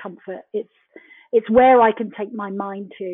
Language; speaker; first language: English; native; English